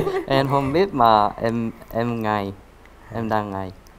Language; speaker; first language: Vietnamese; non-native, learner; Korean